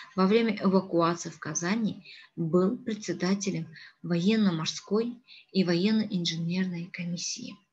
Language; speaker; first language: Russian; non-native, local second language; Kazakh